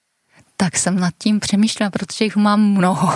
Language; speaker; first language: Czech; non-native, fluent; Japanese